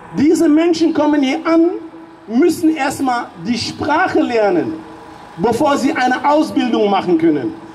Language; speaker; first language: German; early bilingual, other home language; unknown